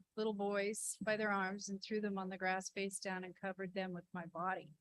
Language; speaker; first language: English; native; English